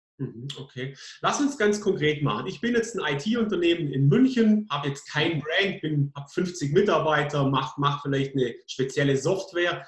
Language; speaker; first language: German; native; German